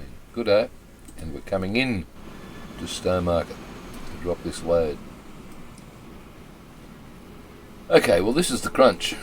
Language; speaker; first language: English; native; English